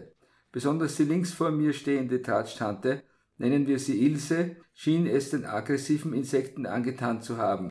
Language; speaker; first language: German; native; German